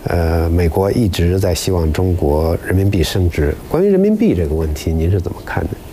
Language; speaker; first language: Chinese; native; Chinese